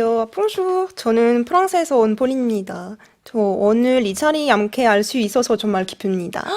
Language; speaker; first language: Korean; non-native, fluent; French